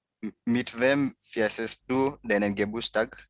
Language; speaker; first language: German; non-native, learner; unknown